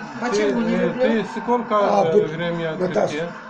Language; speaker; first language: Russian; non-native, learner; Turkish